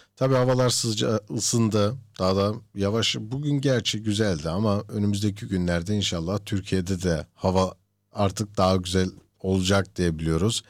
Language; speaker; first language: Turkish; early bilingual, heritage; Turkish